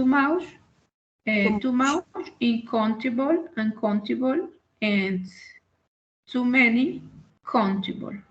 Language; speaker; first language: English; non-native, learner; Spanish